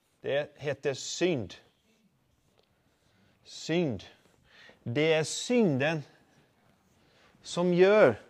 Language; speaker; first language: Swedish; non-native, fluent; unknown